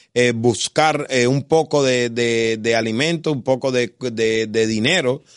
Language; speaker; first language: Spanish; native; Spanish